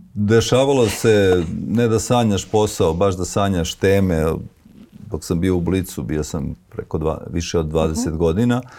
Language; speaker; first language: Serbian; native; Serbian